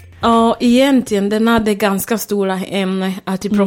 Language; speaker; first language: Swedish; non-native, fluent; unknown